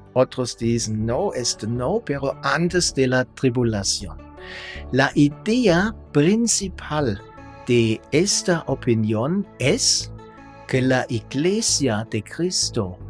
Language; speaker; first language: Spanish; non-native, fluent; German